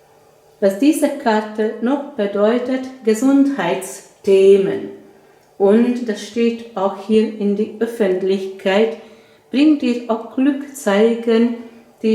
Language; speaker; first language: German; non-native, fluent; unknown